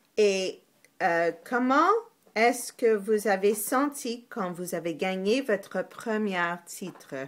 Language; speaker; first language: French; non-native, learner; English